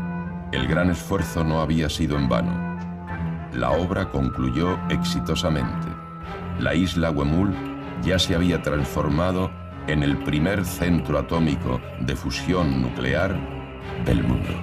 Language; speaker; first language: Spanish; native; Spanish